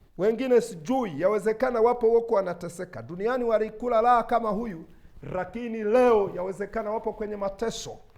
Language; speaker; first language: Swahili; non-native, local second language; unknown